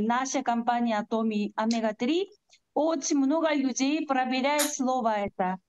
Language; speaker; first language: Russian; non-native, learner; Korean